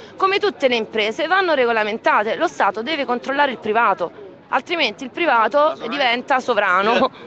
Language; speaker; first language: Italian; native; Italian